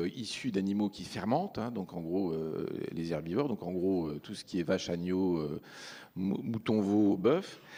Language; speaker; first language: French; native; French